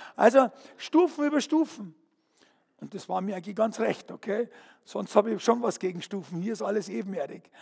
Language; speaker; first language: German; native; German